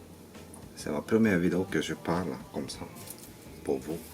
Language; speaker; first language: French; non-native, learner; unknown